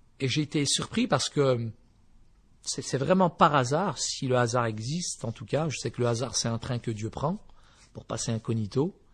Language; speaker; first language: French; early bilingual, other home language; Berber languages